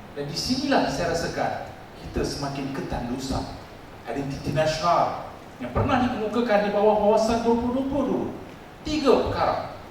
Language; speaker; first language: Malay; non-native, local second language; Tamil